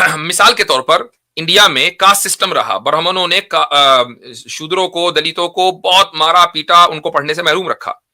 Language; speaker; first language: Urdu; native; Urdu